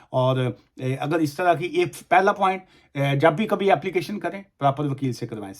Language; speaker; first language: Urdu; non-native, local second language; Punjabi